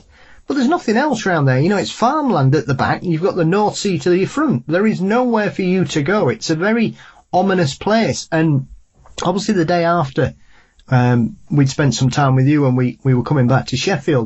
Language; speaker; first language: English; native; English